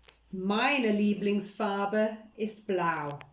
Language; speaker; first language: German; non-native, fluent; English